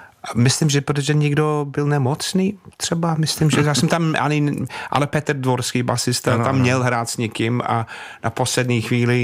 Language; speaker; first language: Czech; non-native, fluent; English